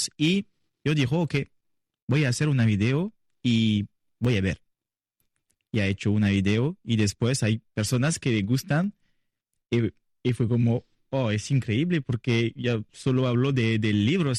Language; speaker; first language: Spanish; non-native, learner; French